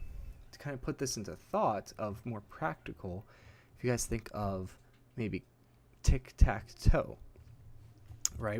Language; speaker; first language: English; native; English